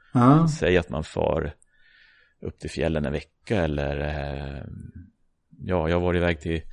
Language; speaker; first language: Swedish; native; Swedish